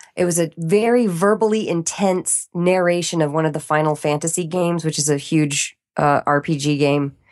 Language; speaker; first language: English; native; English